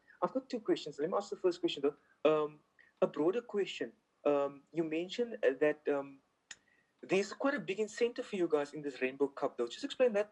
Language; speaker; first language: English; non-native, local second language; Afrikaans